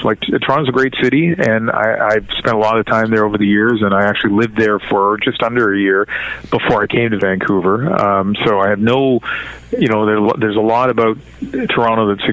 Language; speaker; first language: English; native; English